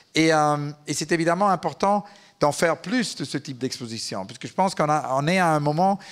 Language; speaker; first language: French; native; French